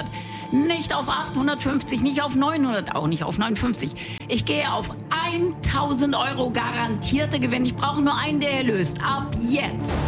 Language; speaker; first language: German; native; German